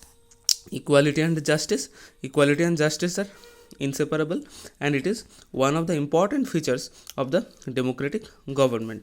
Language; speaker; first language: English; non-native, local second language; Hindi